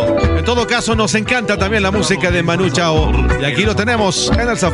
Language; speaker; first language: Spanish; native; Spanish